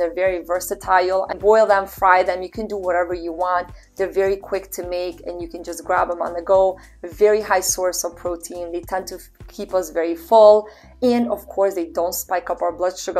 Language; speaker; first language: English; native; English